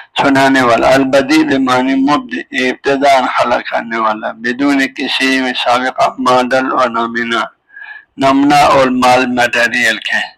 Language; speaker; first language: Urdu; non-native, local second language; Balti